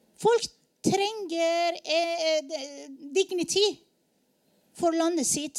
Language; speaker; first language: Norwegian; non-native, learner; Persian